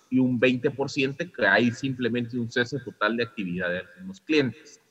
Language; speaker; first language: Spanish; non-native, fluent; Dutch